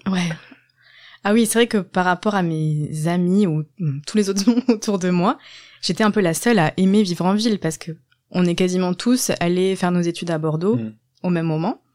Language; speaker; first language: French; native; French